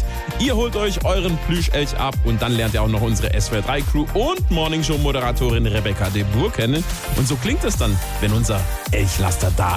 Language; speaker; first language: German; native; German